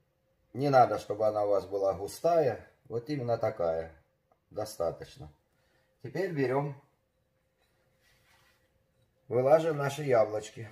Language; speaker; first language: Russian; native; Russian